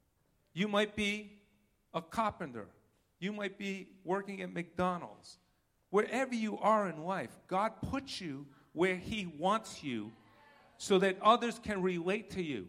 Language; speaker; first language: English; native; English